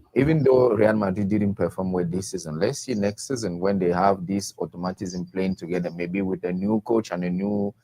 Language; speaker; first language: English; non-native, local second language; French